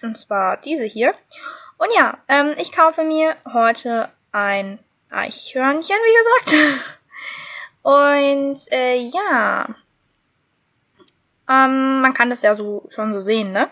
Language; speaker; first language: German; native; German